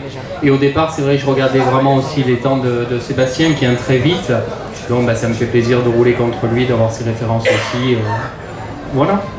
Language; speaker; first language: French; native; French